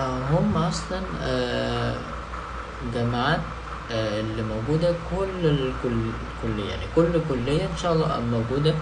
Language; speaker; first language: Arabic; non-native, fluent; Indonesian